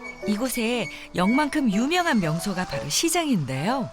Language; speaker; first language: Korean; native; Korean